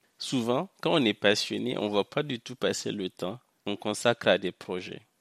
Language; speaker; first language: French; non-native, local second language; Hausa